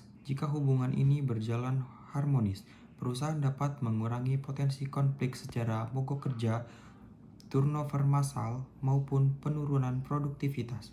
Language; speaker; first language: Indonesian; native; Indonesian